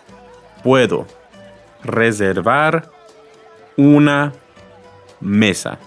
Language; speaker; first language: Spanish; non-native, fluent; English